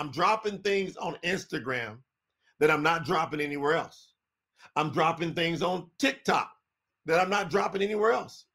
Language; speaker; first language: English; native; English